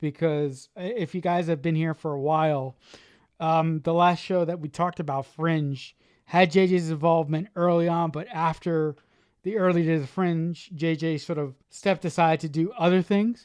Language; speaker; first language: English; native; English